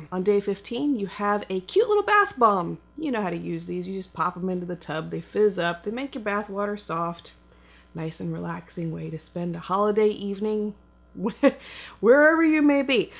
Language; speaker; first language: English; native; English